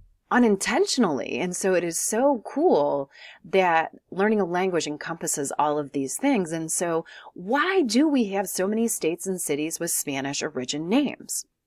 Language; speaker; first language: English; native; English